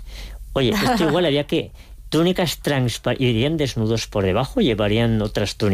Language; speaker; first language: Spanish; native; Spanish